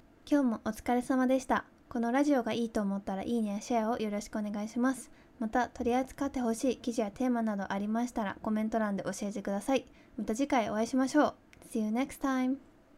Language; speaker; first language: Japanese; early bilingual, heritage; Japanese